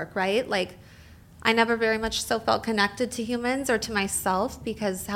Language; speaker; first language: English; native; English